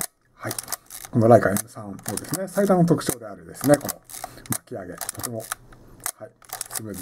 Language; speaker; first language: Japanese; native; Japanese